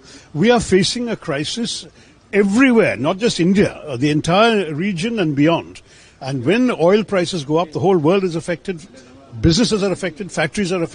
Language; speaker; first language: English; non-native, local second language; Malayalam